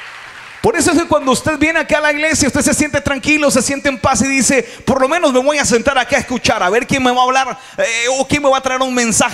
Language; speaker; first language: Spanish; native; Spanish